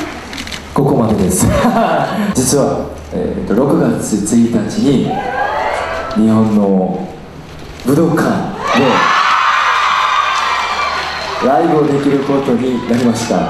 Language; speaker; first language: Japanese; non-native, learner; Korean